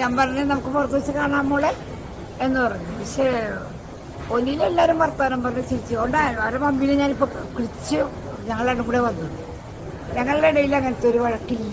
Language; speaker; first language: Malayalam; native; Malayalam